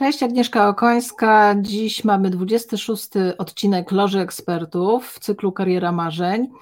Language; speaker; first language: Polish; native; Polish